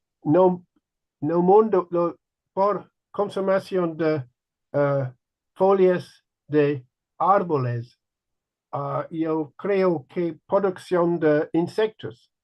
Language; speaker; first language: Spanish; non-native, learner; English